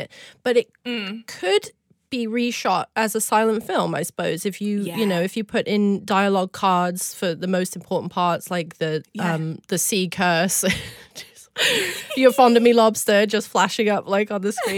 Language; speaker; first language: English; native; English